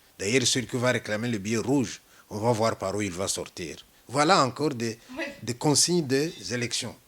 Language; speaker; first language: French; non-native, local second language; Luba-Lulua